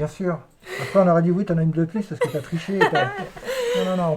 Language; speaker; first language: French; native; French